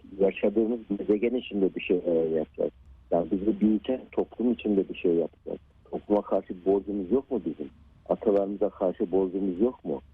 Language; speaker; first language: Turkish; native; Turkish